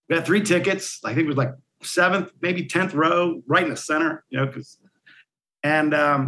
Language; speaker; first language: English; native; English